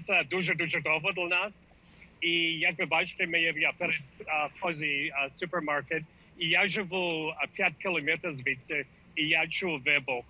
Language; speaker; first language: Ukrainian; early bilingual, heritage; English